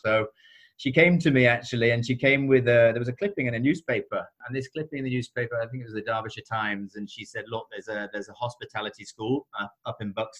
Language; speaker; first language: English; native; English